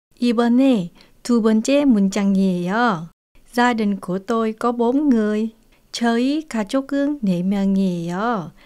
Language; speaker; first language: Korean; non-native, fluent; Vietnamese